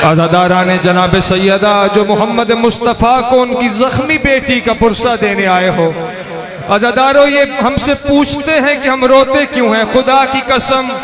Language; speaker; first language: Urdu; non-native, local second language; Punjabi